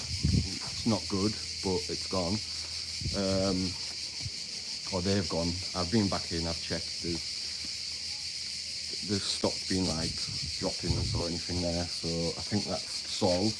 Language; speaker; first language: English; native; English